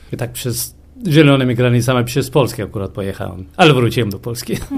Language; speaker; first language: Polish; non-native, fluent; Persian